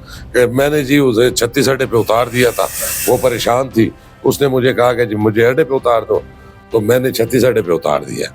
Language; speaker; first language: Urdu; non-native, local second language; Pashto